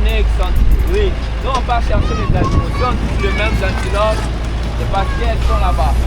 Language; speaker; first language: French; native; French